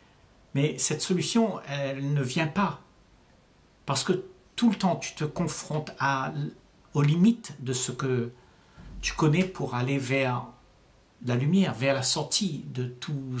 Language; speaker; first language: French; native; French